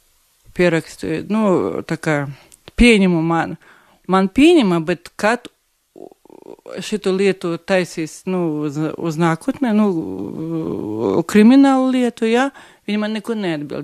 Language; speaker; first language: Latvian; non-native, local second language; Russian